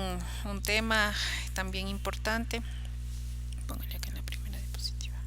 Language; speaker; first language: Spanish; native; Spanish